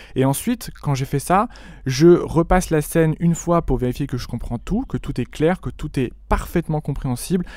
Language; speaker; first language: French; native; French